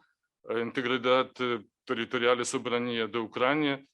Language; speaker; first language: Spanish; non-native, fluent; Ukrainian